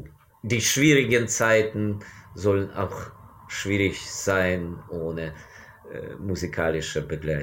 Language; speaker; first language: German; non-native, fluent; Ukrainian